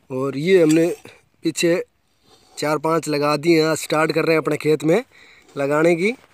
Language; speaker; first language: Hindi; native; Hindi